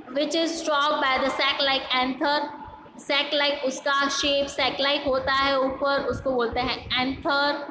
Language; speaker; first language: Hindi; non-native, local second language; Gujarati